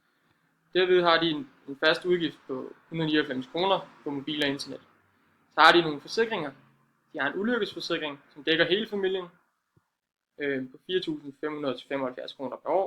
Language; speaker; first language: Danish; native; Danish